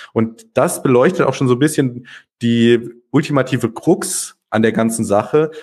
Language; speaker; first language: German; native; German